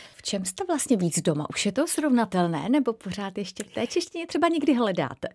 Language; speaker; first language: Czech; native; Czech